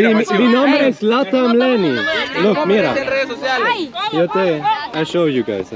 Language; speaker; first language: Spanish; non-native, learner; Swiss German